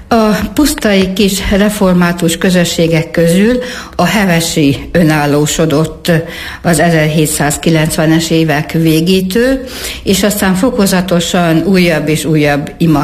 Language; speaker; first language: Hungarian; native; Hungarian